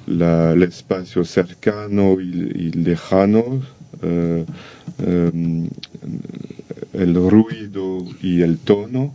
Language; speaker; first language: Spanish; non-native, learner; French